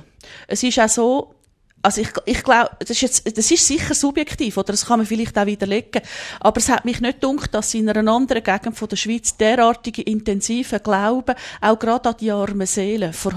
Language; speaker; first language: German; native; German